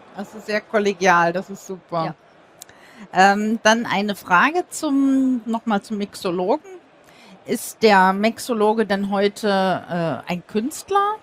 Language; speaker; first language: German; native; German